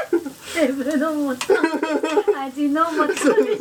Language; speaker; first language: Japanese; non-native, fluent; Korean